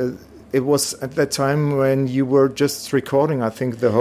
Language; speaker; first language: English; non-native, fluent; German